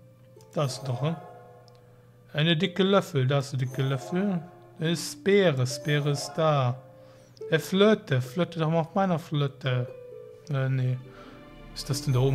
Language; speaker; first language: German; native; German